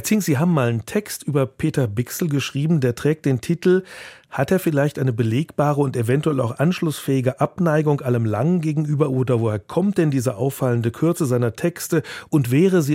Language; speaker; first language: German; native; German